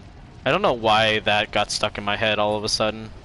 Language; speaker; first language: English; native; English